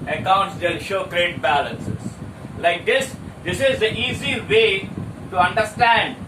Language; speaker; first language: English; non-native, local second language; Telugu